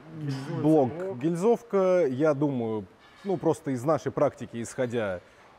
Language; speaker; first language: Russian; native; Russian